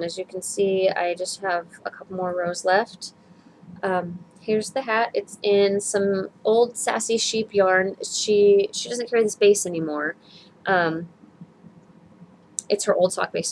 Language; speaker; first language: English; native; English